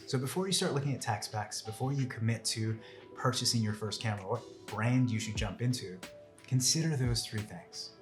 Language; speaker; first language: English; native; English